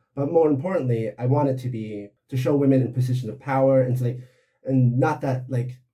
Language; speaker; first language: English; native; English